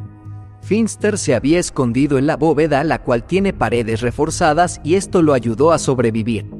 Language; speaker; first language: Spanish; native; Spanish